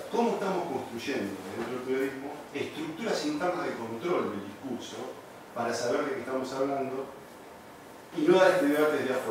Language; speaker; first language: Spanish; native; Spanish